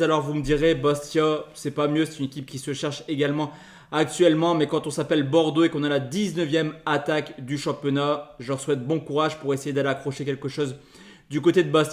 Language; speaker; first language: French; native; French